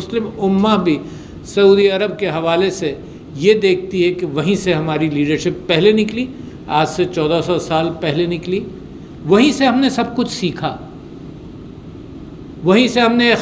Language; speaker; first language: Urdu; native; Urdu